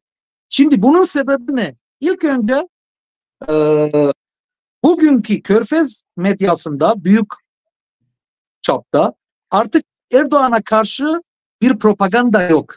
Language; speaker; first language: Turkish; non-native, fluent; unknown